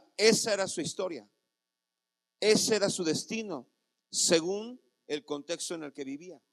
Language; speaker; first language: Spanish; native; Spanish